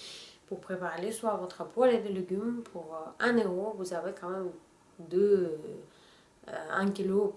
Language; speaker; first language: French; non-native, fluent; Russian